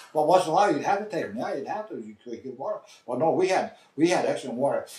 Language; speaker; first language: English; native; English